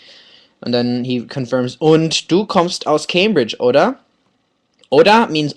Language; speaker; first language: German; non-native, fluent; English